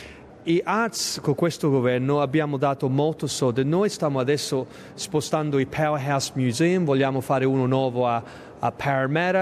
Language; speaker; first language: Italian; early bilingual, heritage; English